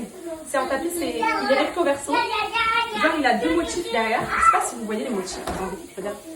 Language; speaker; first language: French; native; French